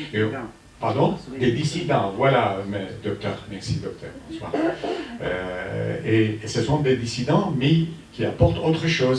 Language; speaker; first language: French; non-native, fluent; Arabic